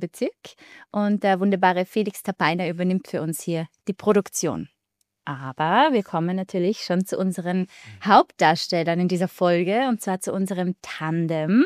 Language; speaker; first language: German; native; German